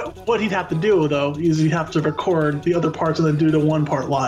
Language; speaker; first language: English; native; English